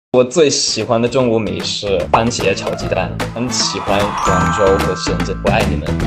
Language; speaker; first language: Chinese; non-native, fluent; English